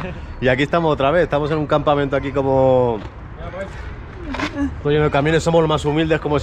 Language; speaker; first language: Spanish; native; Spanish